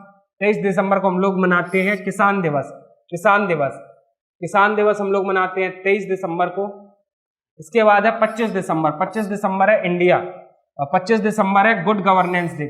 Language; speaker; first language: Hindi; native; Hindi